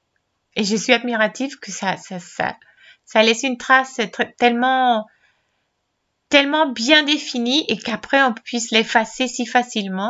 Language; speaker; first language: French; non-native, fluent; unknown